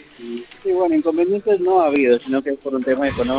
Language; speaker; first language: Spanish; native; Spanish